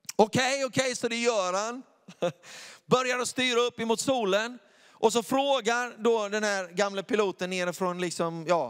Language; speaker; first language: Swedish; native; Swedish